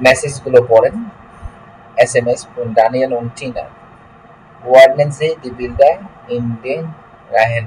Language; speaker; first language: German; non-native, learner; Bangla